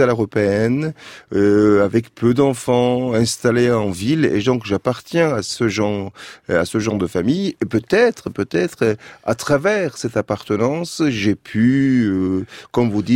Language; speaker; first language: French; non-native, fluent; Turkish